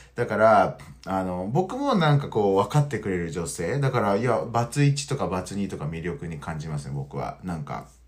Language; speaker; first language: Japanese; native; Japanese